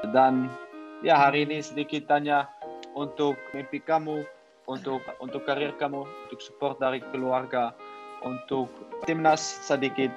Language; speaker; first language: Malay; non-native, learner; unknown